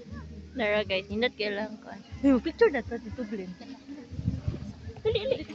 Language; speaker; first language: Filipino; non-native, local second language; Cebuano